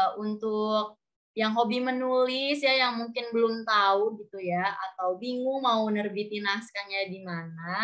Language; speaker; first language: Indonesian; native; Indonesian